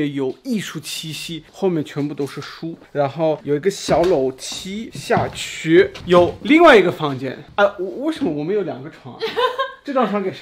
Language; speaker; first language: Chinese; non-native, fluent; German